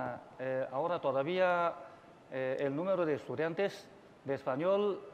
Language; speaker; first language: Spanish; non-native, fluent; Chinese